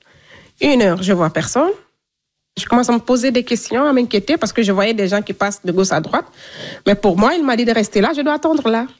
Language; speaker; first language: French; non-native, local second language; Fula